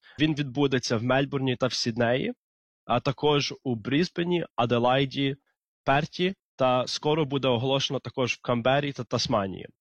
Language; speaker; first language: Ukrainian; early bilingual, heritage; Ukrainian